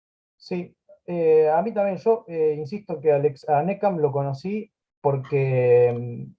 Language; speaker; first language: Spanish; native; Spanish